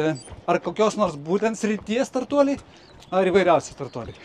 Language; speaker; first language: Lithuanian; native; Lithuanian